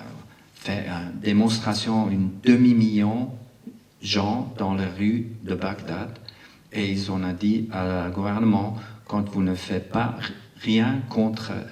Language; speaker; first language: French; non-native, local second language; Arabic